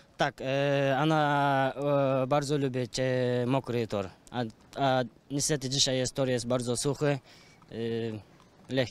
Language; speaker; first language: Polish; non-native, learner; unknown